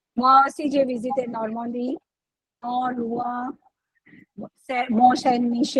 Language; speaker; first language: French; non-native, learner; Hindi